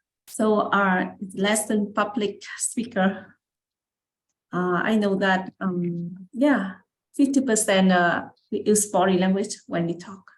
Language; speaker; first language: English; non-native, learner; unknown